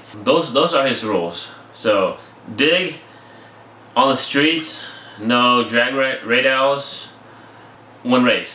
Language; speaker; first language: English; native; English